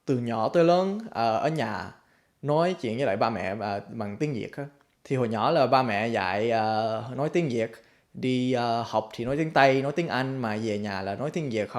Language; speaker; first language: Vietnamese; early bilingual, heritage; Vietnamese